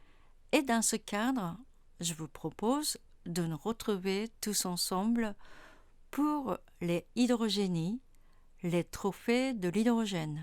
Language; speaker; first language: French; non-native, fluent; Japanese